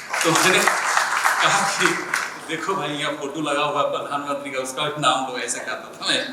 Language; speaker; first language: Hindi; non-native, local second language; Assamese